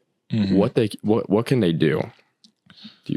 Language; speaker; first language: English; native; English